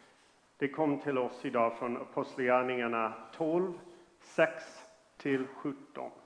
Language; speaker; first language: Swedish; non-native, fluent; English